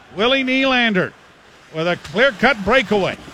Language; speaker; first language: English; native; English